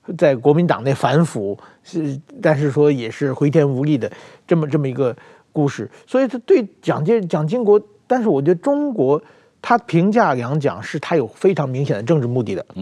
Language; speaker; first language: Chinese; non-native, fluent; Japanese